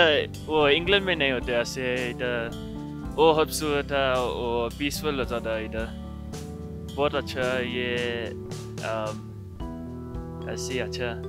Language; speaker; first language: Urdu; early bilingual, heritage; Urdu